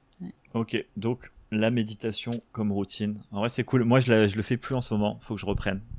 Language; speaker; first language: French; native; French